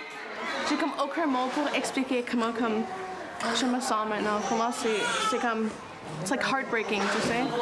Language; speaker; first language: French; non-native, local second language; English